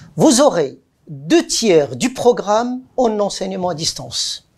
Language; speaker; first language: French; non-native, local second language; Arabic